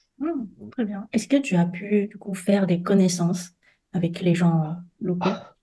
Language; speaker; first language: French; non-native, fluent; Chinese